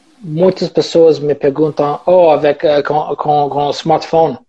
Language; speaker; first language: Portuguese; non-native, learner; English